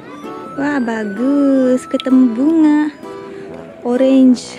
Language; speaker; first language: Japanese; non-native, learner; Indonesian